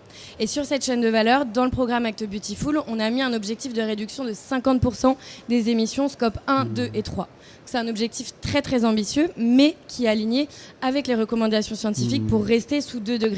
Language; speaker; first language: French; native; French